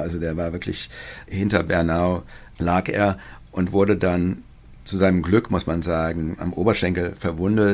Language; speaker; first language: German; native; German